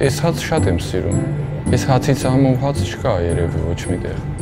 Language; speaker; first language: Armenian; early bilingual, heritage; Armenian